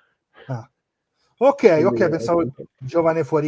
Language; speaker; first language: Italian; native; Italian